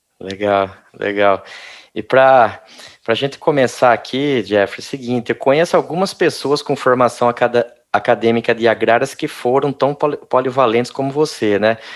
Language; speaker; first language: Portuguese; native; Portuguese